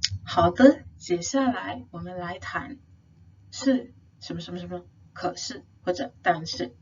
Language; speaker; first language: Chinese; non-native, fluent; English